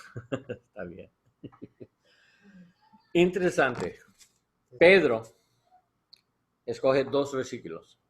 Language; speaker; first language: Spanish; non-native, learner; English